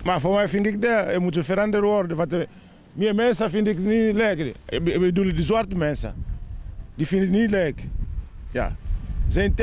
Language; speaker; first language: Dutch; non-native, learner; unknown